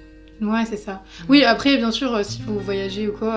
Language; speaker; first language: French; native; French